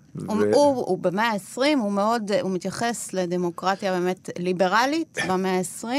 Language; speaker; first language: Hebrew; non-native, fluent; Spanish